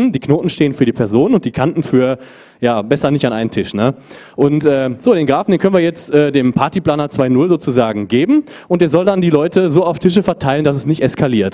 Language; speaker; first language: German; native; German